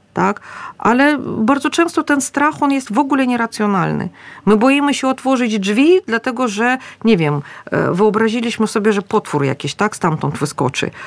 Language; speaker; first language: Polish; non-native, fluent; Russian